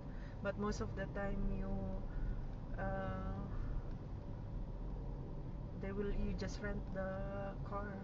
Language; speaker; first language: English; non-native, local second language; Iloko